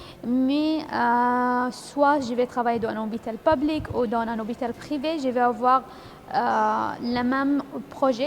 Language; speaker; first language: French; non-native, fluent; Arabic